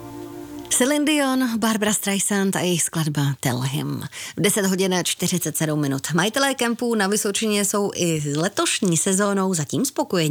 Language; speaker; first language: Czech; native; Czech